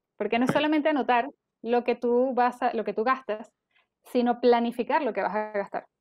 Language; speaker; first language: Spanish; native; Spanish